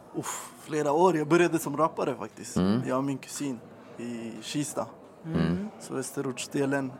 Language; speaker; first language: Swedish; native; Swedish